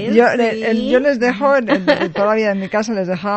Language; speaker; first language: Spanish; native; Spanish